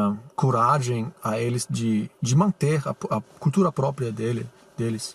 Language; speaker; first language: Portuguese; non-native, fluent; German